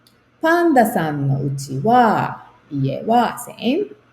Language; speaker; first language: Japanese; non-native, fluent; English